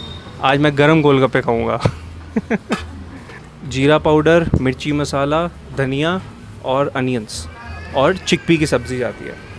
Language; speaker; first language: Hindi; native; Hindi